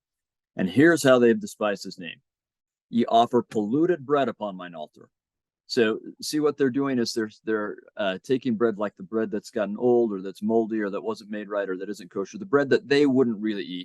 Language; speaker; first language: English; native; English